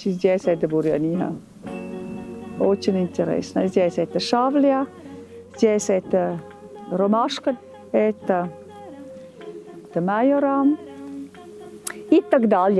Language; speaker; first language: Russian; non-native, learner; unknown